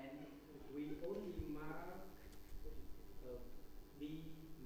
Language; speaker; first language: English; non-native, learner; Vietnamese